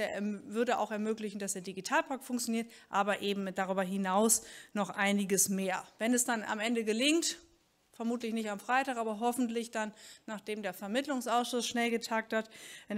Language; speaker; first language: German; native; German